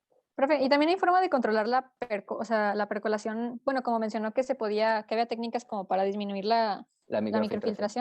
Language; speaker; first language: Spanish; native; Spanish